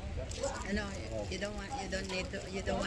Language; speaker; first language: English; non-native, local second language; Filipino